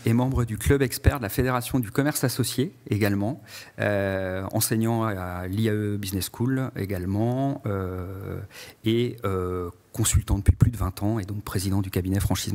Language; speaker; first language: French; native; French